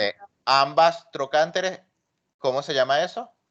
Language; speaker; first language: Spanish; native; Spanish